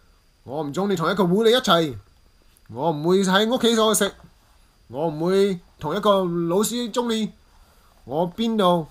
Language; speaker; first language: Cantonese; early bilingual, heritage; English